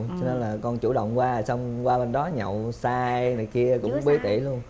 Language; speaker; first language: Vietnamese; native; Vietnamese